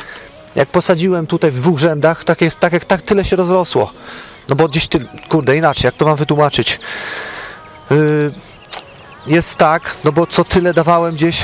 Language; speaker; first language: Polish; native; Polish